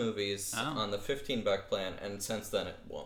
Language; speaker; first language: English; native; English